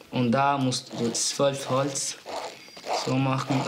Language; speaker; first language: German; non-native, learner; Somali